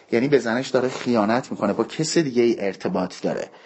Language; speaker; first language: Persian; native; Persian